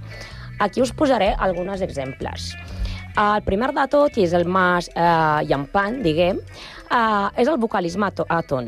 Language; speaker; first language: Catalan; non-native, learner; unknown